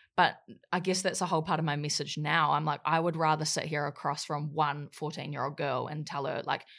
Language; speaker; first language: English; native; English